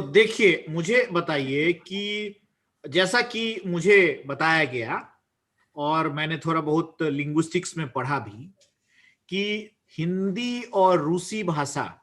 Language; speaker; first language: Hindi; native; Hindi